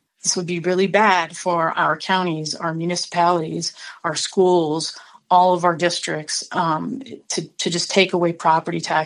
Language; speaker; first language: English; native; English